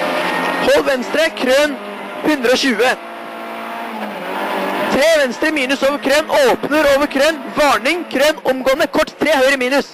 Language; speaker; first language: Norwegian; native; Norwegian